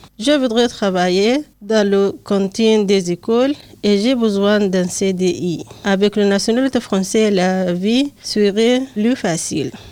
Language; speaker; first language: French; non-native, learner; Arabic